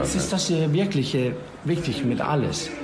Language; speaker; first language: German; non-native, learner; Danish